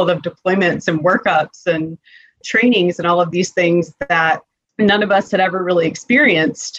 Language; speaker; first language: English; native; English